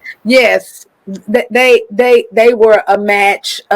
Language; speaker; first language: English; native; English